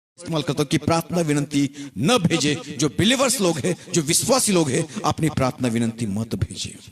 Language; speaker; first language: Hindi; non-native, local second language; Marathi